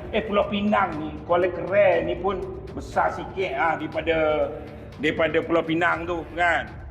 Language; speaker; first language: Malay; native; Malay